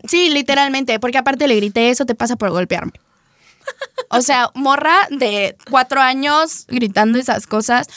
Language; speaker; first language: Spanish; native; Spanish